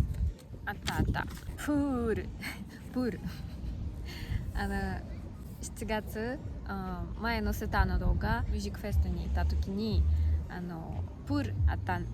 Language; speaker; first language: Japanese; non-native, learner; Russian